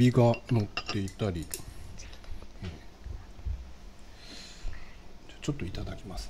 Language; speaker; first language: Japanese; native; Japanese